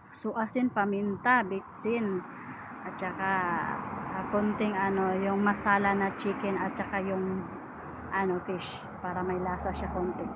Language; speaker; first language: Filipino; non-native, local second language; Cebuano